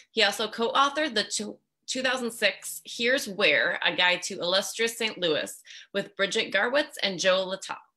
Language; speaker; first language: English; native; English